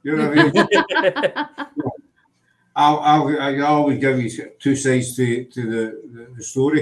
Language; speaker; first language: English; native; English